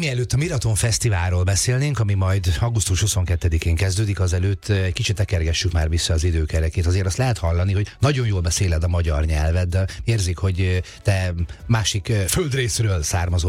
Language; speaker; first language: Hungarian; native; Hungarian